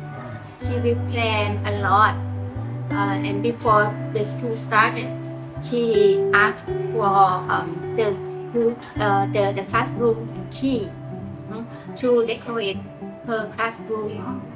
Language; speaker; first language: English; non-native, learner; Thai